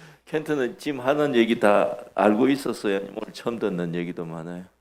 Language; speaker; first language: Korean; native; Korean